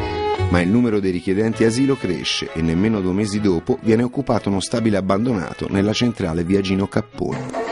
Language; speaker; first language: Italian; native; Italian